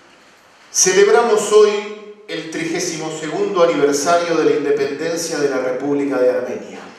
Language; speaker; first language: Spanish; native; Spanish